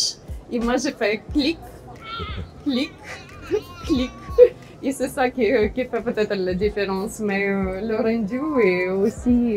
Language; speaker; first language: French; non-native, fluent; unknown